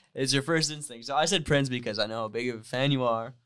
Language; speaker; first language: English; native; English